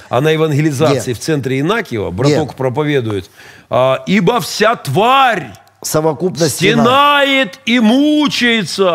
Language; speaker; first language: Russian; native; Russian